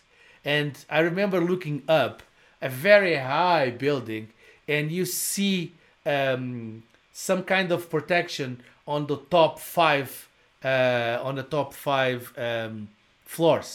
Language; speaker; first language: English; non-native, fluent; Portuguese